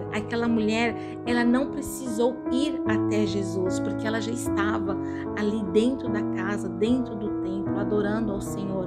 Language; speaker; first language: Portuguese; native; Portuguese